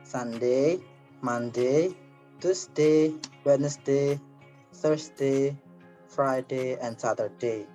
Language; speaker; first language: English; non-native, learner; Indonesian